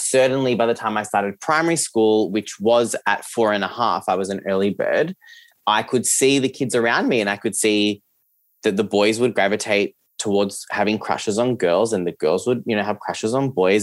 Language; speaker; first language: English; early bilingual, other home language; Serbian